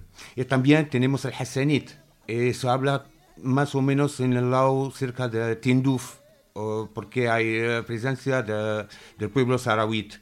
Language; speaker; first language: Spanish; non-native, fluent; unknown